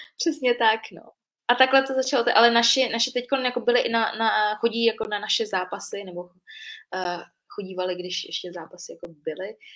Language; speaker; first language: Czech; early bilingual, other home language; Vietnamese